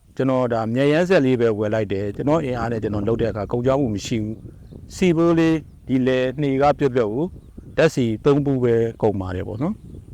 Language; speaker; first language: Burmese; native; Burmese